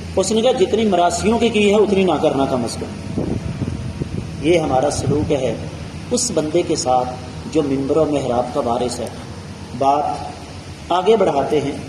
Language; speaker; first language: Urdu; non-native, local second language; Punjabi